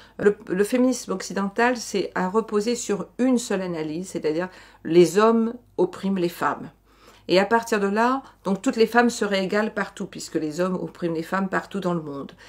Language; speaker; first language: French; native; French